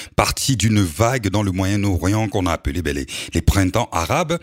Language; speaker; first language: French; native; French